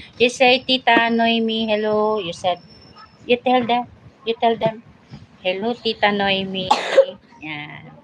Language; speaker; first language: English; non-native, learner; Filipino